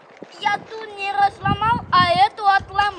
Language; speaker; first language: Russian; early bilingual, heritage; Russian